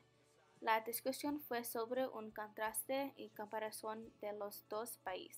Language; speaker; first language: Spanish; non-native, learner; English